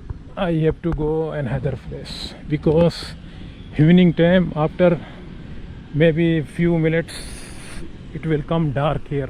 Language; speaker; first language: English; non-native, learner; Urdu